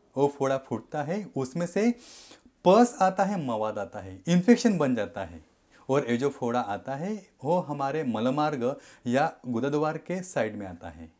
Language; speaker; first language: Hindi; non-native, local second language; Marathi